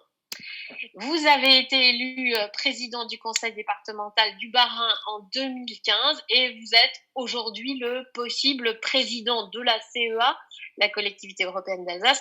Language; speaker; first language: French; native; French